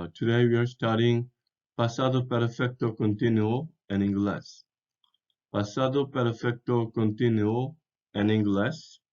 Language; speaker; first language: Spanish; non-native, fluent; English